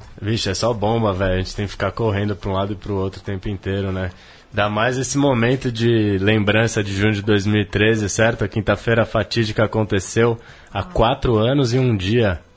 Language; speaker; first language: Portuguese; native; Portuguese